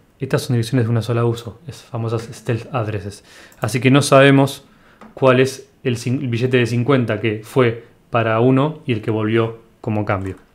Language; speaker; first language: Spanish; native; Spanish